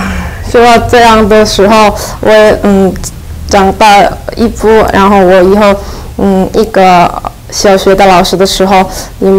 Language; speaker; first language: Chinese; non-native, learner; Korean